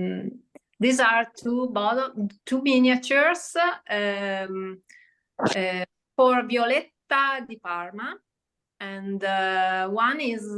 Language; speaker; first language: English; non-native, learner; Italian